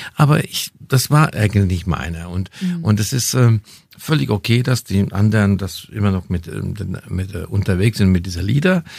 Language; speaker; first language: German; non-native, fluent; Hungarian